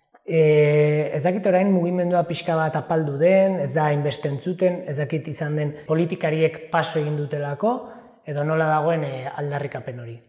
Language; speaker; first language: Basque; native; Basque